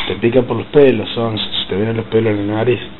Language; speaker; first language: Spanish; native; Spanish